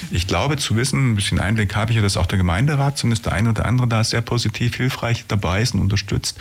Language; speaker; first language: German; native; German